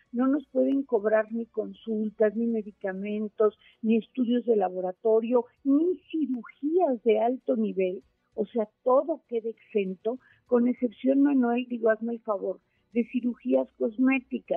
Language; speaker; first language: Spanish; native; Spanish